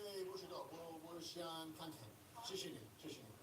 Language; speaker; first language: Chinese; non-native, learner; English